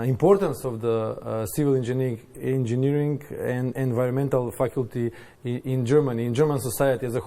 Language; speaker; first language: English; non-native, fluent; Macedonian